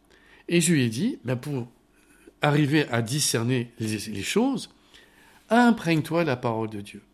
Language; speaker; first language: French; native; French